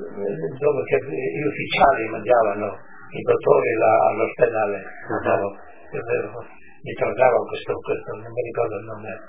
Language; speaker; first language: Italian; non-native, local second language; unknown